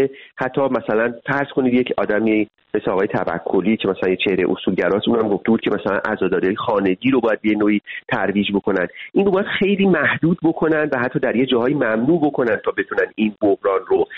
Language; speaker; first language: Persian; native; Persian